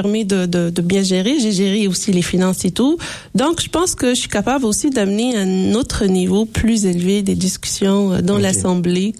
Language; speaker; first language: French; non-native, local second language; Arabic